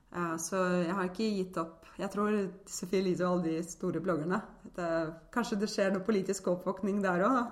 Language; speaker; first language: Norwegian; early bilingual, other home language; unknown